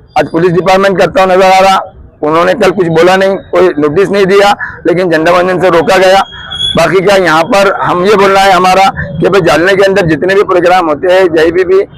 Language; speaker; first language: Hindi; non-native, local second language; Urdu